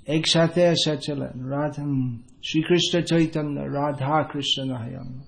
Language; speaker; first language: Bangla; non-native, fluent; English